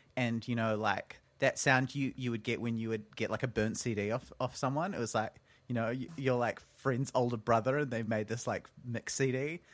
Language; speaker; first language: English; native; English